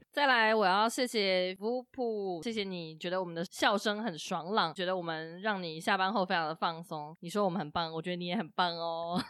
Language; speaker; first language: Chinese; non-native, fluent; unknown